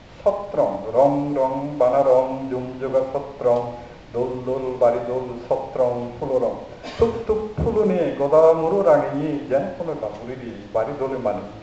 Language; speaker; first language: Bangla; non-native, local second language; Chakma